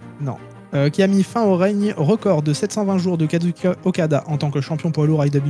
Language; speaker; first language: French; native; French